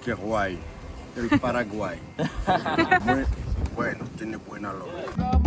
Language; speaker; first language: Spanish; non-native, learner; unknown